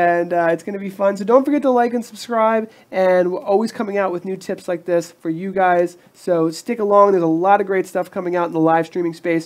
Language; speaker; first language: English; native; English